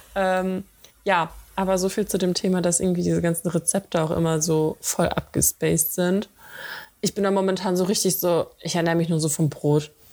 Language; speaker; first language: German; early bilingual, other home language; Russian